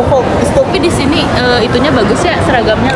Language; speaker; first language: Indonesian; native; Indonesian